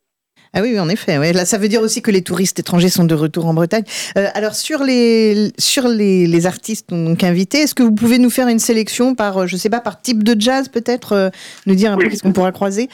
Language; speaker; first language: French; native; French